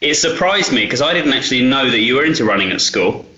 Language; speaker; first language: English; native; English